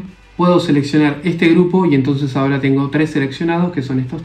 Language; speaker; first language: Spanish; native; Spanish